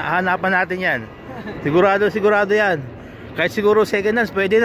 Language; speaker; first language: Filipino; native; Filipino